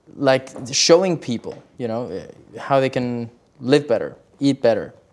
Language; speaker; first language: English; early bilingual, other home language; Spanish